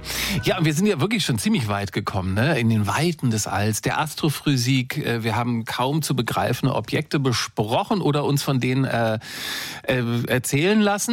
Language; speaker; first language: German; native; German